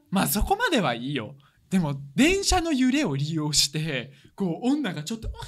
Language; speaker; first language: Japanese; early bilingual, other home language; Russian